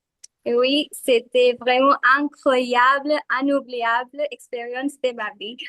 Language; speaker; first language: French; non-native, fluent; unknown